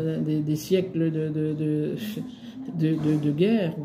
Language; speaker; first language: French; early bilingual, other home language; Spanish